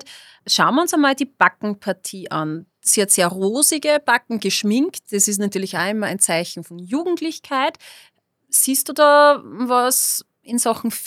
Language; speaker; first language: German; native; German